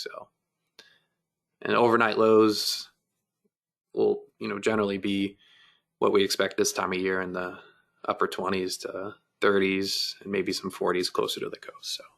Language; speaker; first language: English; native; English